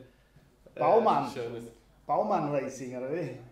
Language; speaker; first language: German; native; German